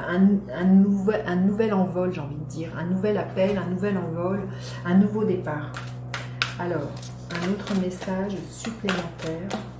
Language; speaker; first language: French; native; French